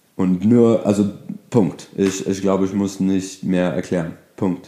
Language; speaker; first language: German; non-native, fluent; English